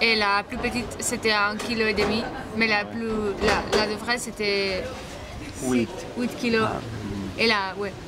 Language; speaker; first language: French; non-native, fluent; Spanish